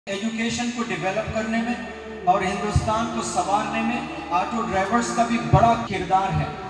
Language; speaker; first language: Hindi; native; Hindi